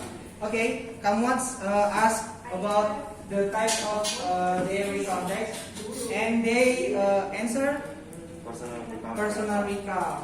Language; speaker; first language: English; non-native, fluent; Indonesian